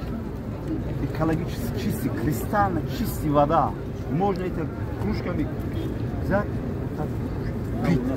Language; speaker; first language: Russian; non-native, learner; Tajik